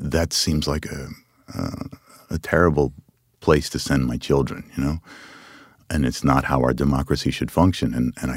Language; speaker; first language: English; native; English